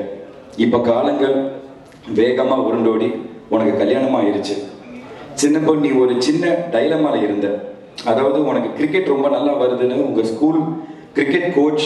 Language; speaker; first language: Tamil; native; Tamil